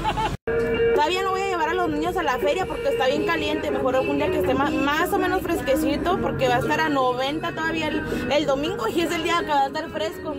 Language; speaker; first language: Spanish; native; Spanish